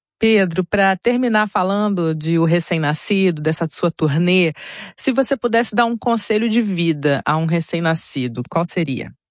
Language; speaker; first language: Portuguese; native; Portuguese